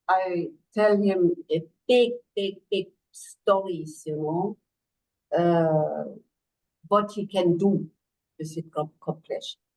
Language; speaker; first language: English; non-native, learner; German